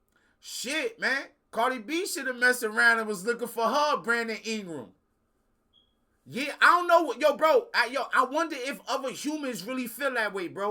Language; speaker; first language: English; native; English